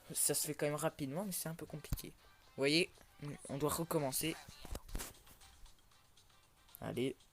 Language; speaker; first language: French; native; French